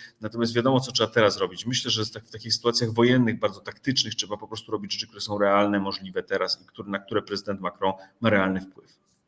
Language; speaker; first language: Polish; native; Polish